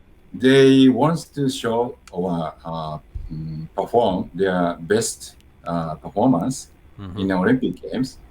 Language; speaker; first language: English; non-native, learner; Japanese